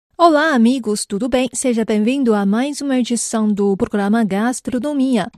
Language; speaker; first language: Portuguese; non-native, fluent; Chinese